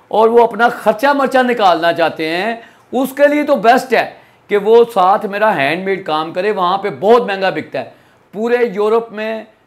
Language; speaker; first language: Urdu; non-native, local second language; Punjabi